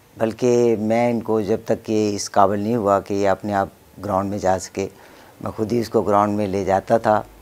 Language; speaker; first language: Urdu; non-native, local second language; Punjabi